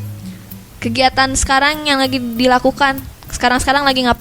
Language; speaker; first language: Indonesian; native; Indonesian